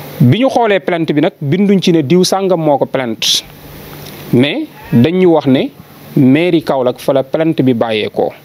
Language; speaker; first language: Wolof; native; Wolof